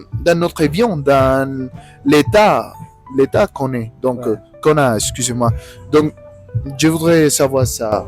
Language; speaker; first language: French; non-native, learner; Spanish